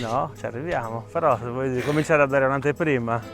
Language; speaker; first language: Italian; native; Italian